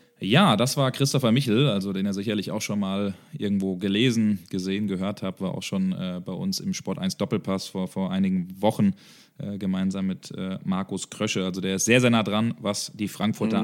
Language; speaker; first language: German; native; German